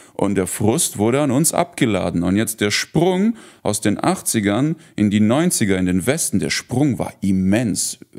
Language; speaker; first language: German; early bilingual, heritage; Russian